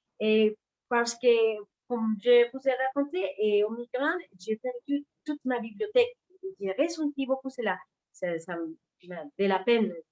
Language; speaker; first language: French; non-native, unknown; Spanish